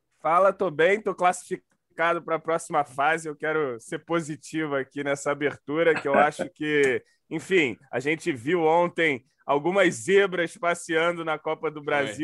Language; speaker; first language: Portuguese; native; Portuguese